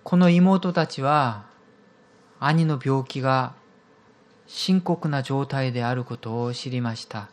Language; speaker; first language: Japanese; non-native, fluent; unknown